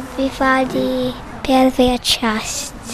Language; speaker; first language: Russian; early bilingual, heritage; Russian